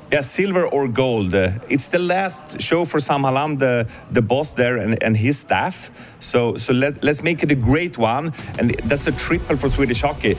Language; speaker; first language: English; non-native, fluent; Swedish